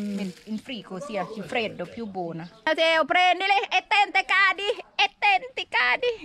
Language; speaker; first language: Italian; non-native, learner; Thai